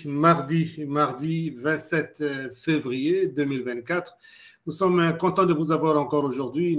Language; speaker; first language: French; non-native, local second language; Lingala